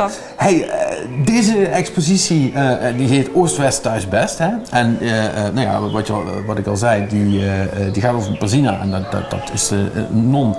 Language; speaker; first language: Dutch; native; Dutch